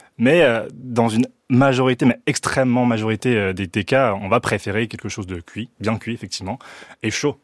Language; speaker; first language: French; early bilingual, other home language; Chinese